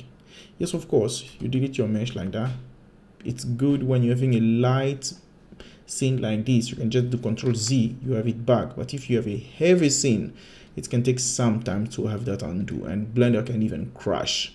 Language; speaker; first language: English; non-native, fluent; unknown